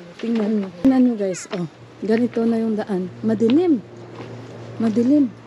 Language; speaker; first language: Filipino; native; Filipino